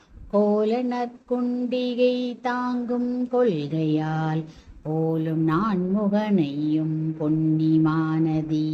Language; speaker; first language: Tamil; native; Tamil